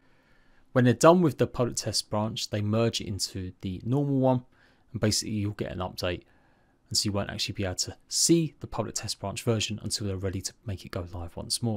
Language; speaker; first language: English; native; English